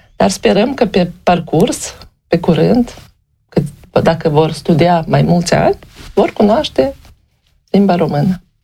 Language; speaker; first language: Romanian; native; Romanian